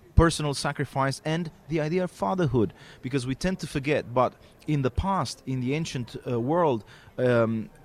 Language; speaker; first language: English; non-native, fluent; Romanian